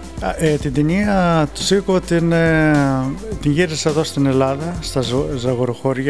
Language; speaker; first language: Greek; early bilingual, heritage; Greek